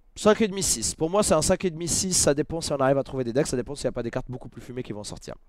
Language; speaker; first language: French; native; French